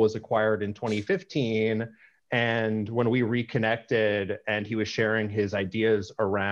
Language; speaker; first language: English; native; English